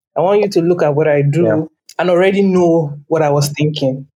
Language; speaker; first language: English; non-native, local second language; Yoruba